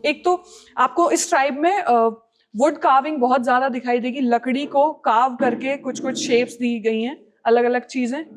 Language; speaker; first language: Hindi; native; Hindi